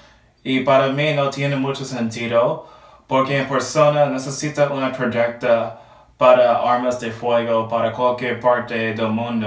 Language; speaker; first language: Spanish; non-native, learner; English